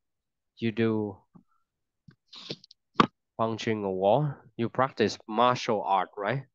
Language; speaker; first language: English; non-native, fluent; Vietnamese